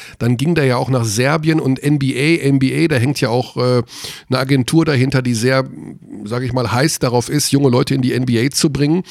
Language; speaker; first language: German; native; German